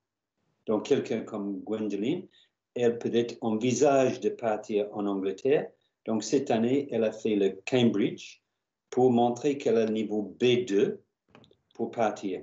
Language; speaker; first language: French; non-native, fluent; English